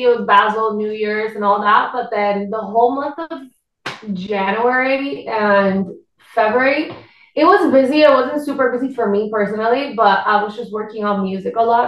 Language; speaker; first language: English; non-native, fluent; Spanish